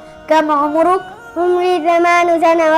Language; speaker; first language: Arabic; non-native, learner; Bangla